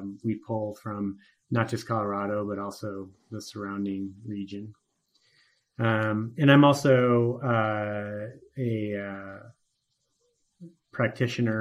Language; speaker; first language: English; native; English